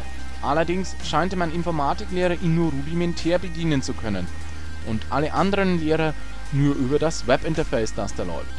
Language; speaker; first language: German; native; German